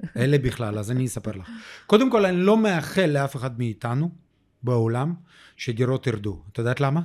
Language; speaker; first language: Hebrew; non-native, fluent; Russian